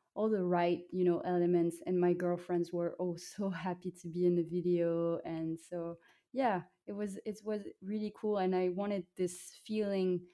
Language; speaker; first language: English; non-native, fluent; French